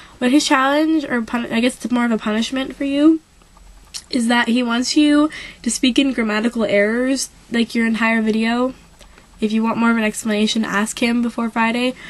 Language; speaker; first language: English; native; English